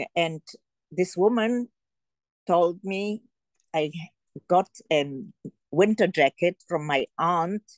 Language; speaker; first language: English; early bilingual, heritage; Polish